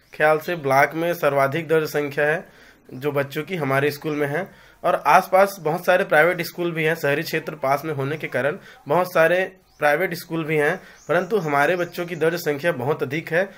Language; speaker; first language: Hindi; native; Hindi